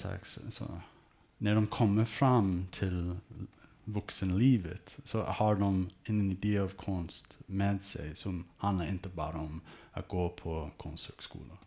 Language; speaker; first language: Swedish; early bilingual, heritage; English